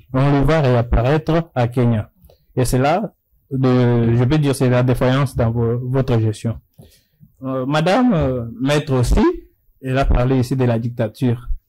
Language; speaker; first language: French; non-native, local second language; Lingala